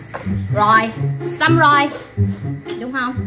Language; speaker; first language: Vietnamese; non-native, learner; Thai